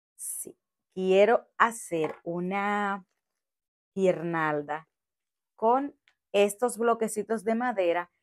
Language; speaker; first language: Spanish; native; Spanish